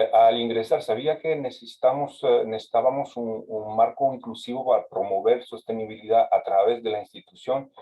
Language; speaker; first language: Spanish; non-native, fluent; French